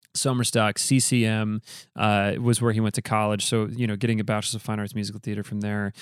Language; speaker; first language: English; native; English